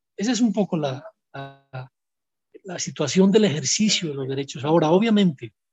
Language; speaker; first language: Spanish; native; Spanish